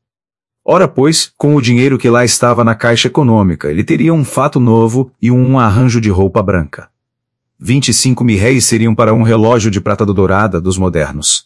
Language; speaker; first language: Portuguese; native; Portuguese